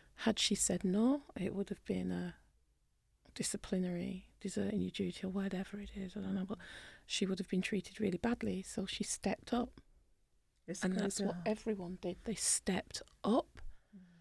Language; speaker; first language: English; native; English